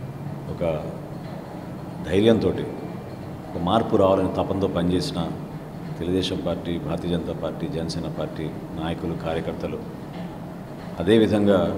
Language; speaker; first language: Telugu; native; Telugu